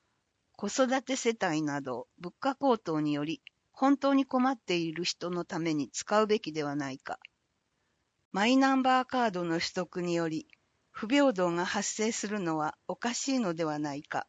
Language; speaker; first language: Japanese; native; Japanese